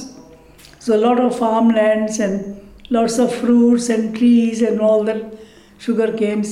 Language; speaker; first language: English; non-native, local second language; Punjabi